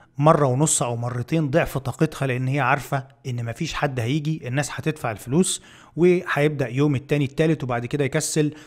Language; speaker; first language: Arabic; native; Arabic